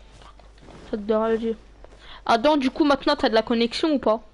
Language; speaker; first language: French; native; French